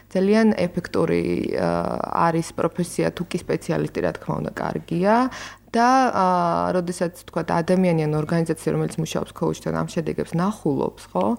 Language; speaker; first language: Georgian; native; Georgian